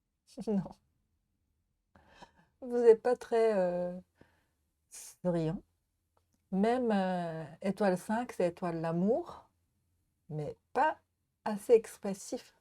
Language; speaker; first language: French; non-native, learner; Japanese